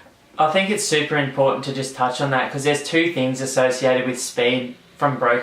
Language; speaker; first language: English; native; English